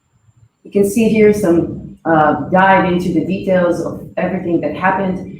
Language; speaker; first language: English; non-native, fluent; Hebrew